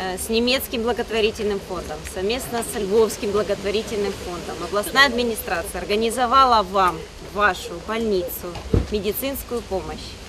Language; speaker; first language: Russian; native; Russian